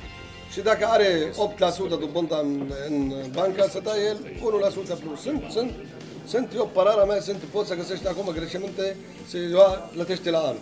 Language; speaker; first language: Romanian; non-native, learner; Arabic